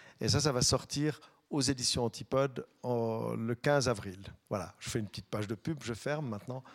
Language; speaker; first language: French; native; French